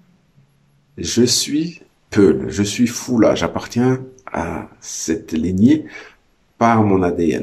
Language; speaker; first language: French; native; French